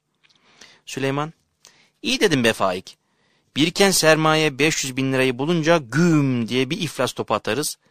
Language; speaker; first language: Turkish; native; Turkish